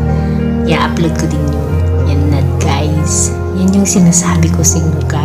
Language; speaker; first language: Filipino; non-native, local second language; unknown